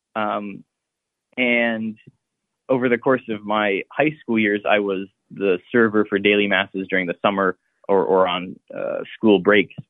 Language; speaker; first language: English; native; English